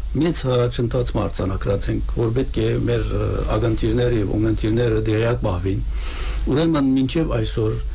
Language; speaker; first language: Armenian; native; Armenian